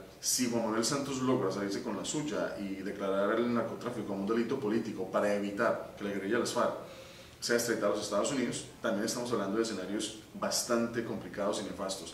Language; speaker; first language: Spanish; native; Spanish